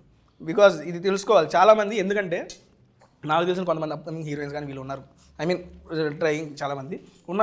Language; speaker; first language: Telugu; native; Telugu